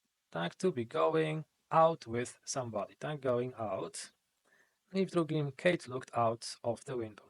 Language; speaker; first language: English; non-native, fluent; Polish